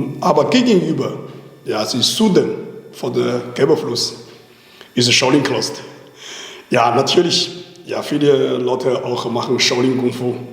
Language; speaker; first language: German; non-native, learner; Chinese